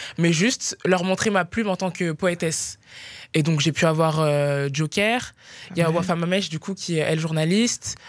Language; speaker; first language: French; native; French